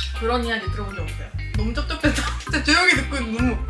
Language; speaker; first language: Korean; native; Korean